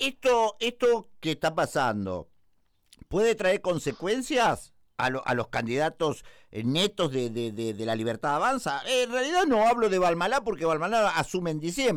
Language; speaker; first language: Spanish; native; Spanish